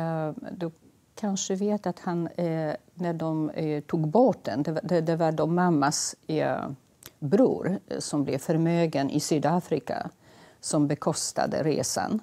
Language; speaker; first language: Swedish; non-native, fluent; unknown